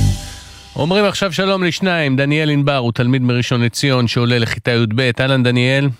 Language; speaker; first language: Hebrew; native; Hebrew